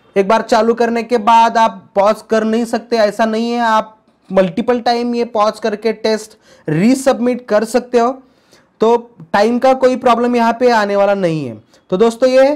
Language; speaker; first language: Hindi; non-native, local second language; Marathi